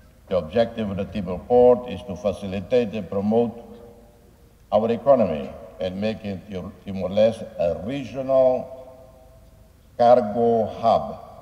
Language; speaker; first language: English; non-native, fluent; Tetum